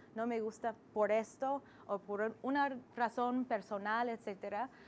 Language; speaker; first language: Spanish; non-native, fluent; English